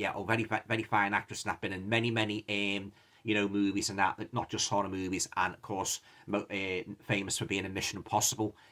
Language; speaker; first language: English; native; English